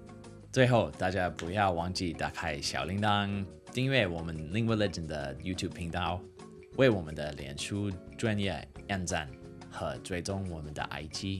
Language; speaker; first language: Chinese; non-native, fluent; English